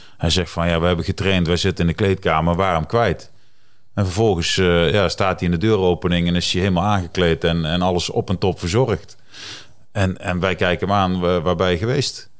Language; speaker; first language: Dutch; native; Dutch